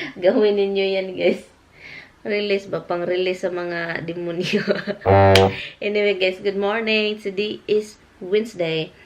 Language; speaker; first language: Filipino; non-native, local second language; Cebuano